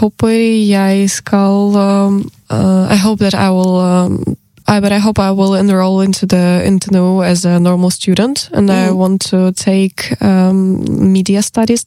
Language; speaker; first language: Norwegian; non-native, learner; Ukrainian